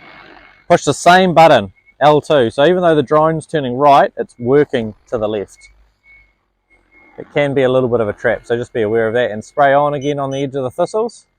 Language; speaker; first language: English; native; English